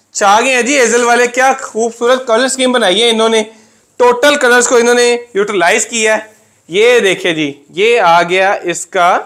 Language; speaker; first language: Urdu; non-native, local second language; Punjabi